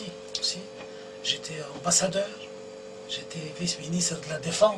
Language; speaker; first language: French; non-native, local second language; Arabic